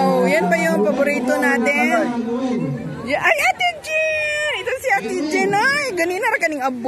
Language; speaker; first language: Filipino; non-native, local second language; Cebuano